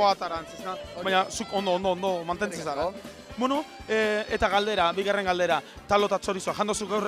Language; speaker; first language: Basque; native; Basque